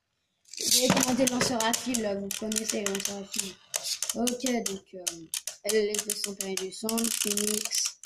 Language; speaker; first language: French; native; French